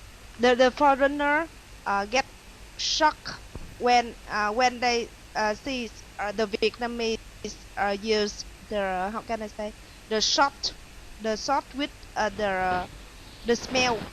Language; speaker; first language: English; non-native, learner; Vietnamese